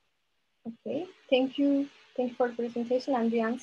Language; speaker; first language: English; non-native, fluent; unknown